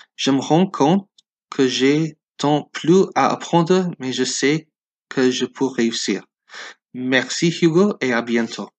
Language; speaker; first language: French; non-native, learner; English